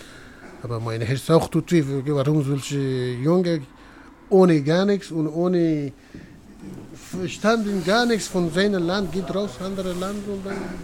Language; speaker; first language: German; non-native, learner; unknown